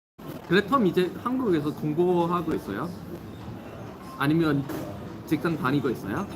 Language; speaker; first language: Korean; non-native, fluent; English